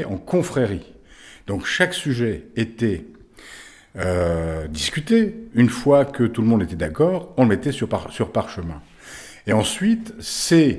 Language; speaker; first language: French; native; French